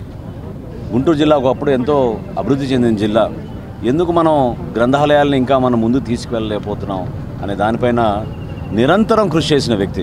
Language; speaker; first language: Telugu; native; Telugu